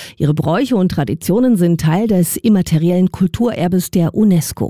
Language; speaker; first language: German; native; German